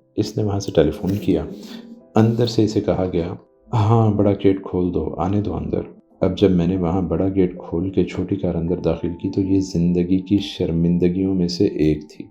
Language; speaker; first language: Urdu; non-native, local second language; Punjabi